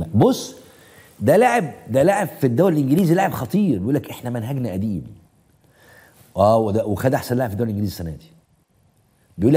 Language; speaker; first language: Arabic; native; Arabic